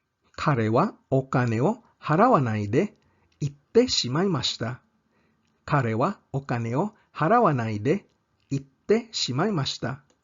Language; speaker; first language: Japanese; non-native, fluent; English